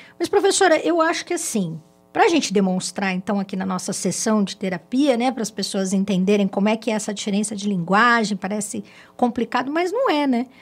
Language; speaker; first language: Portuguese; native; Portuguese